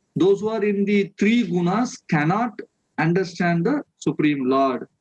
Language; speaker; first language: English; non-native, local second language; Tamil